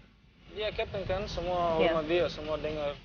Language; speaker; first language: Indonesian; non-native, learner; Dutch